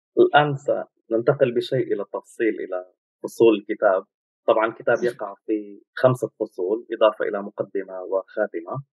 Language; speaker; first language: Arabic; native; Arabic